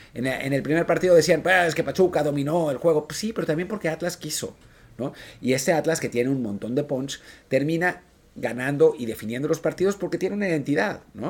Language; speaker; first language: Spanish; native; Spanish